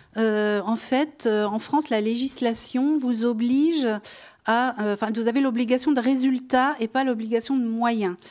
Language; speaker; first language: French; native; French